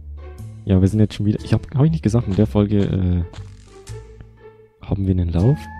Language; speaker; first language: German; native; German